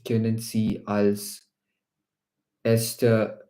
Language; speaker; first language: German; non-native, learner; Malayalam